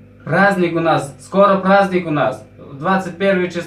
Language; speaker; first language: Russian; non-native, local second language; Tajik